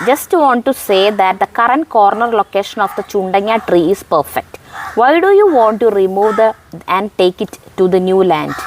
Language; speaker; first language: English; non-native, local second language; Malayalam